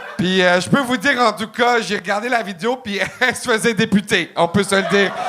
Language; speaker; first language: French; non-native, local second language; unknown